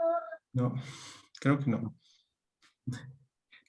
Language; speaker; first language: Spanish; native; Spanish